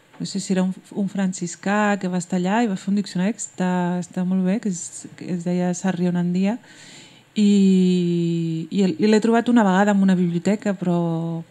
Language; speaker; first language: Catalan; early bilingual, other home language; Berber languages